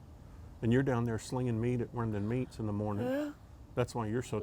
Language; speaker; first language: English; native; English